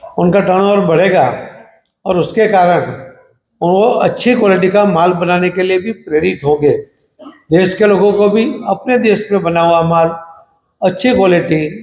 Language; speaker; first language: Hindi; non-native, local second language; Gujarati